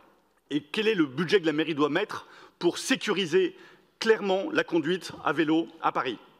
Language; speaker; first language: French; native; French